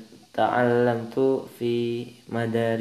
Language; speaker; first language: Arabic; non-native, learner; Indonesian